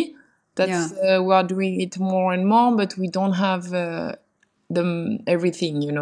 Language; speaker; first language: English; non-native, fluent; French